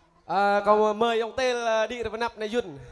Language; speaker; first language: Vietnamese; non-native, local second language; Jarai